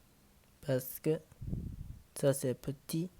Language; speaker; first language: French; non-native, learner; Chinese